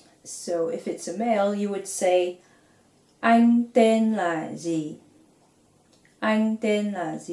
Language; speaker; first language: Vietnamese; early bilingual, heritage; Vietnamese